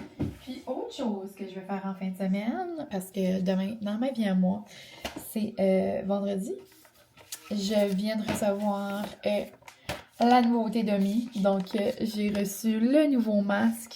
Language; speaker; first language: French; native; French